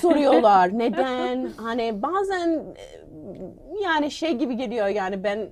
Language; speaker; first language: Turkish; non-native, learner; English